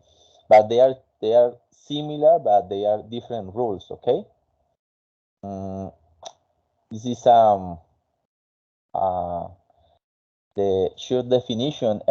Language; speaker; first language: English; non-native, fluent; Spanish